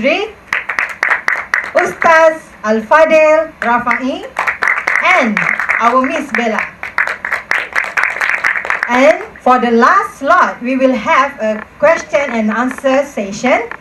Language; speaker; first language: English; non-native, local second language; Malay